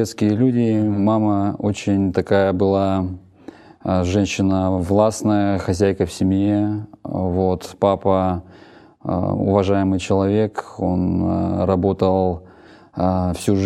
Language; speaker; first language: Russian; native; Russian